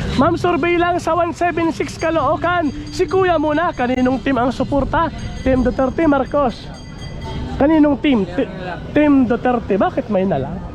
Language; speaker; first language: Filipino; native; Filipino